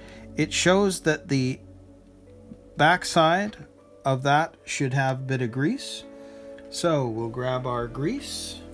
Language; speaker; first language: English; native; English